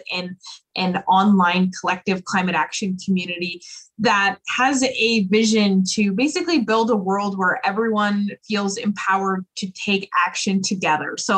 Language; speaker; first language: English; native; English